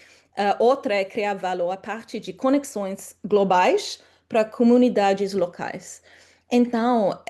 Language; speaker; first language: Portuguese; non-native, fluent; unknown